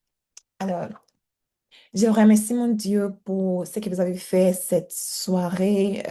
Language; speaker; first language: French; non-native, learner; English